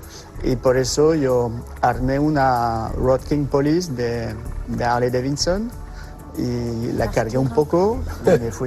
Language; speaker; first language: Spanish; non-native, fluent; French